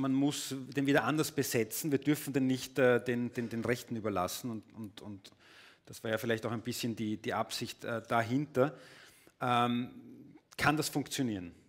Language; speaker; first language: German; native; German